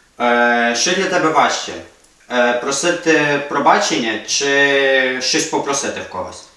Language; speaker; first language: Ukrainian; native; Ukrainian